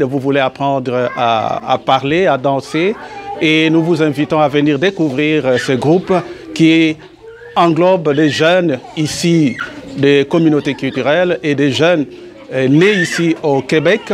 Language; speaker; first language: French; native; French